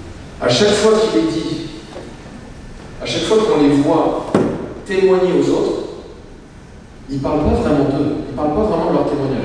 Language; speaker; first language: French; native; French